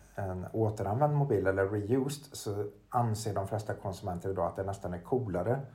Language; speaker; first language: Swedish; native; Swedish